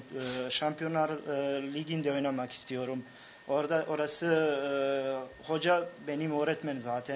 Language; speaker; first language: Turkish; non-native, fluent; Bosnian